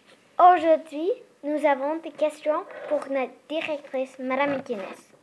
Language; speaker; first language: French; non-native, learner; English